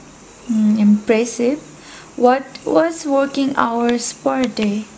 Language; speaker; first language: English; non-native, learner; Nepali